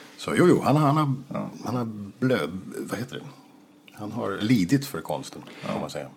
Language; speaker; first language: Swedish; native; Swedish